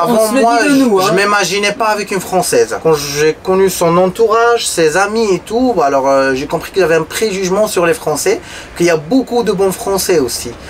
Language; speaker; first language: French; non-native, local second language; Arabic